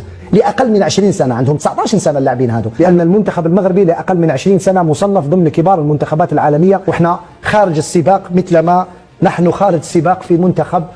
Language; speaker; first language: Arabic; native; Arabic